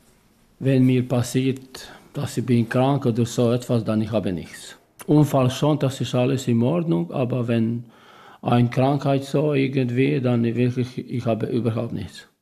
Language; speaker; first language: German; non-native, learner; Serbian